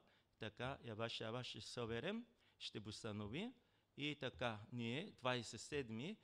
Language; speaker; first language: Bulgarian; non-native, learner; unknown